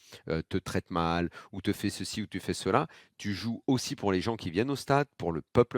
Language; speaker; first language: French; native; French